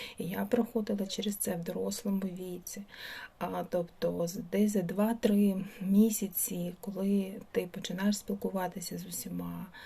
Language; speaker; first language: Ukrainian; non-native, local second language; Russian